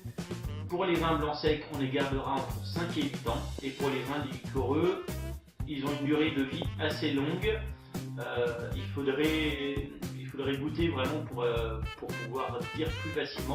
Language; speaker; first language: French; native; French